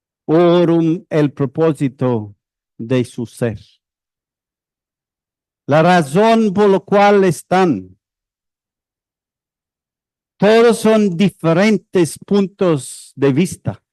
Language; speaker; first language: Spanish; non-native, fluent; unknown